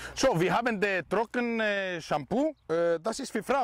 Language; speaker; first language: German; non-native, fluent; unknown